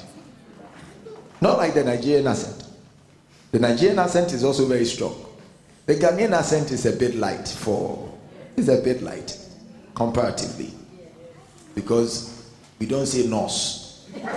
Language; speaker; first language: English; non-native, local second language; Akan